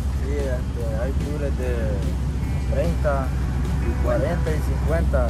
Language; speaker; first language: Spanish; native; Spanish